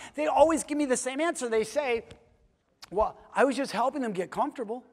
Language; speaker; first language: English; native; English